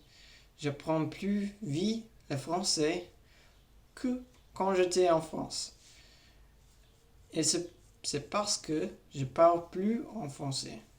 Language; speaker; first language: French; non-native, learner; English